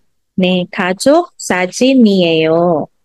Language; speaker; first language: Korean; non-native, fluent; Filipino